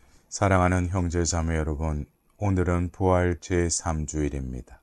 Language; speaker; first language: Korean; native; Korean